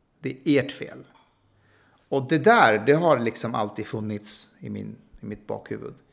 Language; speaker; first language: Swedish; early bilingual, other home language; Persian